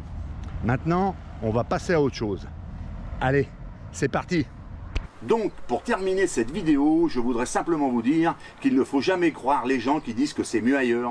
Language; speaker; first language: French; native; French